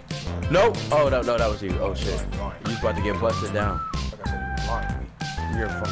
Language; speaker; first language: English; native; English